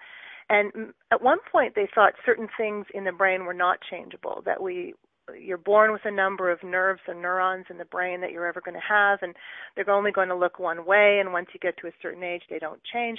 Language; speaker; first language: English; native; English